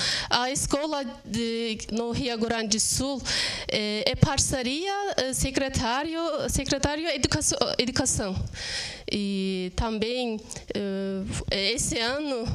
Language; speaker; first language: Portuguese; non-native, fluent; Turkish